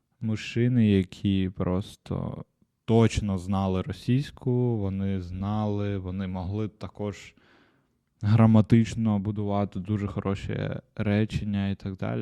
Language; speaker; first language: Ukrainian; non-native, local second language; Russian